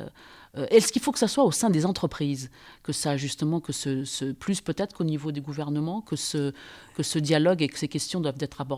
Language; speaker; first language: French; native; French